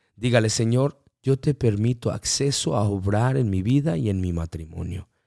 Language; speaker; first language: Spanish; early bilingual, heritage; Spanish